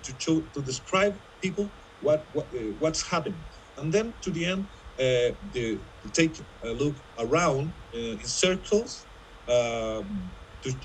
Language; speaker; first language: English; non-native, fluent; Spanish